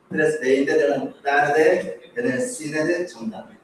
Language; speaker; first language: Spanish; non-native, fluent; Korean